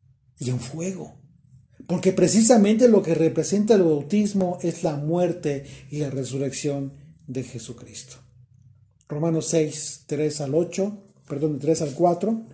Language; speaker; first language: Spanish; native; Spanish